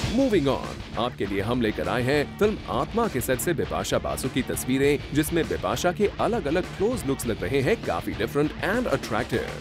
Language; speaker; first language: Hindi; native; Hindi